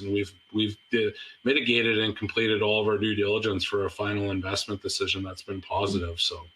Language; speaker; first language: English; native; English